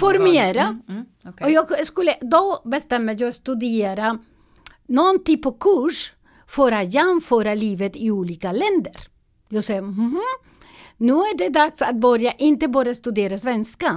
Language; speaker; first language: Swedish; non-native, learner; Spanish